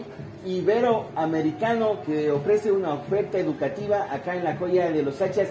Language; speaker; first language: Spanish; native; Spanish